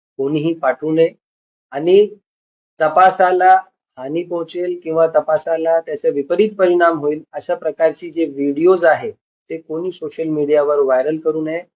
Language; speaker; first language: Marathi; non-native, local second language; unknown